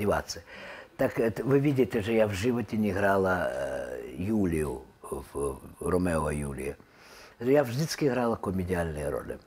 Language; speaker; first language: Czech; non-native, learner; Russian